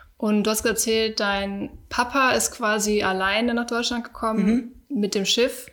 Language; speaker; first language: German; native; German